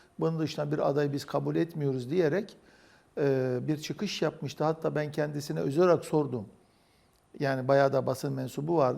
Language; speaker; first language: Turkish; native; Turkish